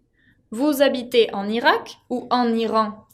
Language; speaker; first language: French; non-native, fluent; Spanish